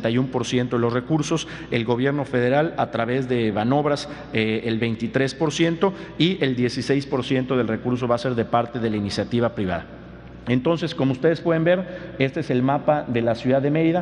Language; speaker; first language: Spanish; native; Spanish